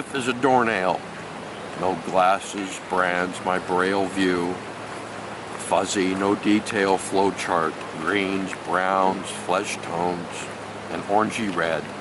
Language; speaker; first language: English; native; English